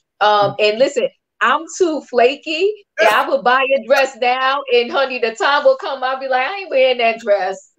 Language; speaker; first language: English; native; English